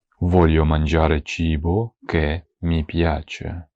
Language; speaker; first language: Italian; non-native, fluent; Ukrainian